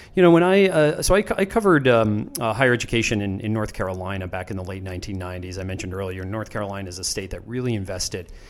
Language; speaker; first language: English; native; English